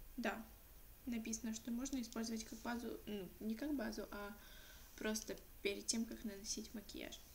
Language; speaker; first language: Russian; non-native, local second language; Ukrainian